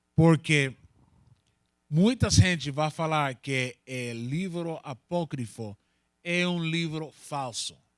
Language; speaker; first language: Portuguese; non-native, learner; Spanish